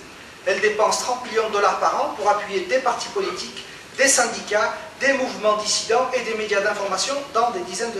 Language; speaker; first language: French; native; French